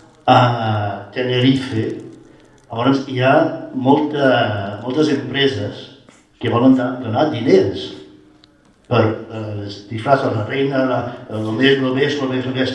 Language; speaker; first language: Catalan; non-native, fluent; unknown